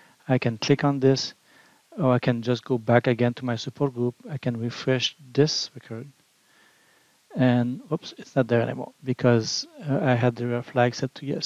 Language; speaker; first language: English; non-native, fluent; French